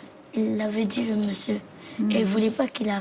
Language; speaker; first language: French; early bilingual, other home language; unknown